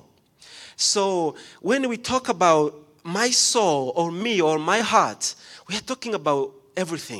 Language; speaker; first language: English; non-native, local second language; Kinyarwanda